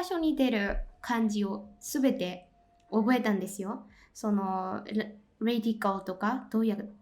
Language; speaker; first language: Japanese; non-native, fluent; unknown